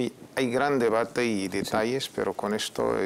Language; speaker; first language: Spanish; native; Spanish